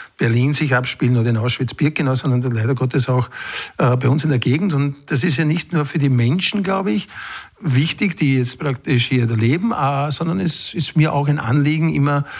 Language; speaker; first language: German; native; German